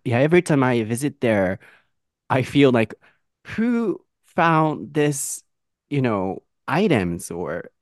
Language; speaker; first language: English; non-native, fluent; Japanese